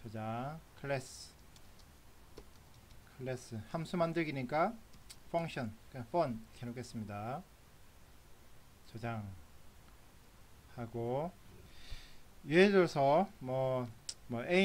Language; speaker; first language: Korean; native; Korean